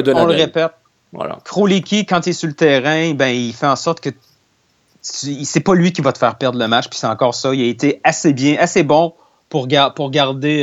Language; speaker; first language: French; native; French